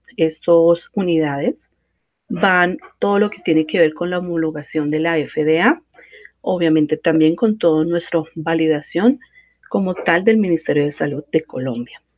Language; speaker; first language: Spanish; native; Spanish